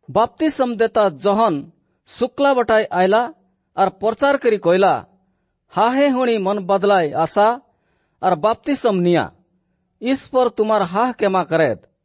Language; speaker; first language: Odia; non-native, local second language; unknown